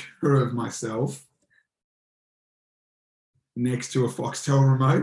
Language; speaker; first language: English; native; English